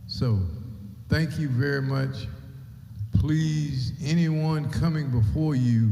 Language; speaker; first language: English; native; English